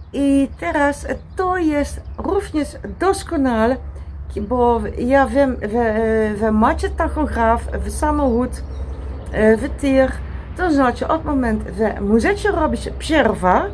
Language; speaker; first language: Polish; non-native, learner; Dutch